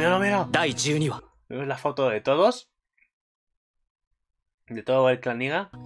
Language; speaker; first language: Spanish; native; Spanish